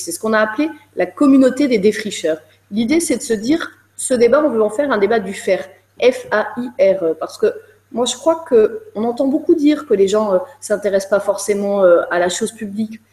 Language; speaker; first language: French; native; French